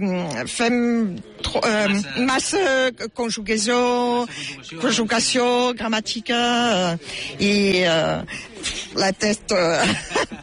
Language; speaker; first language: Catalan; non-native, learner; French